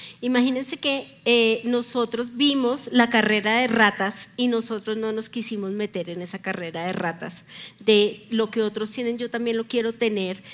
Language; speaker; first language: Spanish; native; Spanish